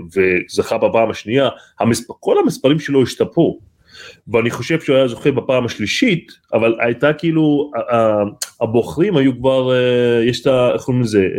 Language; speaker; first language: Hebrew; non-native, local second language; Arabic